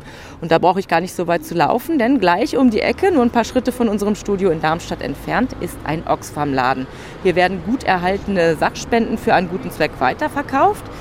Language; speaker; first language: German; native; German